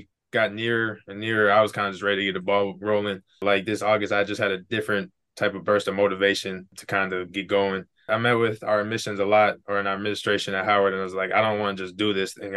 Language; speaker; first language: English; native; English